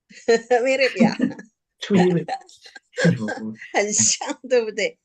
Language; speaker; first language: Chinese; non-native, local second language; Hakka Chinese